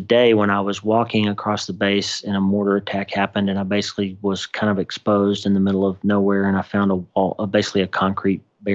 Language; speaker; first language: English; native; English